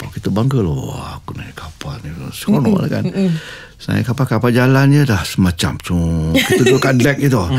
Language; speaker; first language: Malay; native; Malay